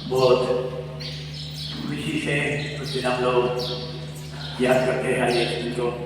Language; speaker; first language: Hindi; non-native, local second language; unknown